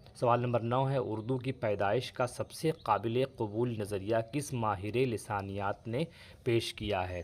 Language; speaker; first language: Urdu; native; Urdu